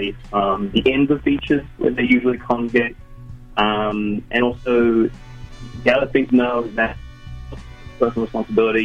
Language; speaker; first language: English; native; English